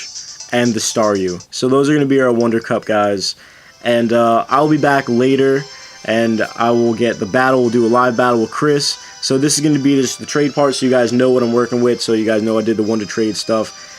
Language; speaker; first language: English; native; English